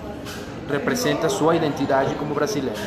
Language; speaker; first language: Portuguese; non-native, fluent; Spanish